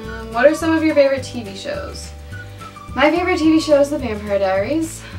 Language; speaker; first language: English; native; English